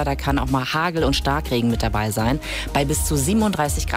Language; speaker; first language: German; native; German